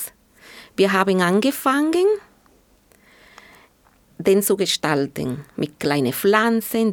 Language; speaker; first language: German; non-native, fluent; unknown